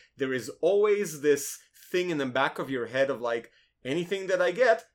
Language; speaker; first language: English; non-native, fluent; Hebrew